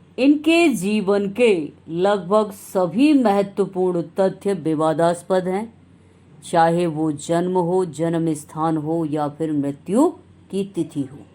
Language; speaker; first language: Hindi; native; Hindi